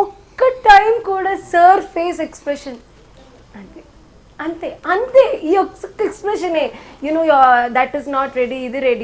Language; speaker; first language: Telugu; non-native, fluent; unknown